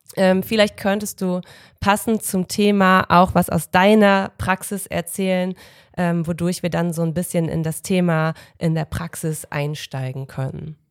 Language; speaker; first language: German; native; German